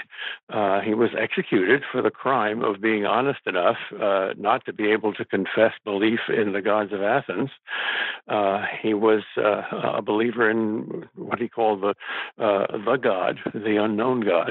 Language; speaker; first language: English; native; English